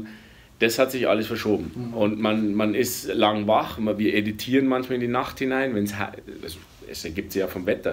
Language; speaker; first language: German; native; German